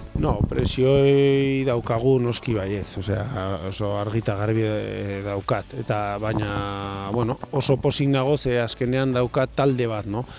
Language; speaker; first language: Basque; non-native, local second language; Spanish